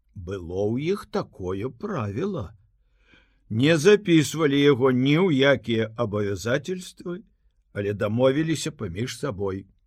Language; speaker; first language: Belarusian; native; Belarusian